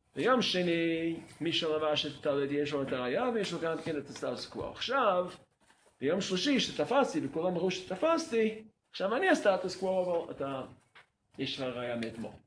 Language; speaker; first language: Hebrew; non-native, fluent; English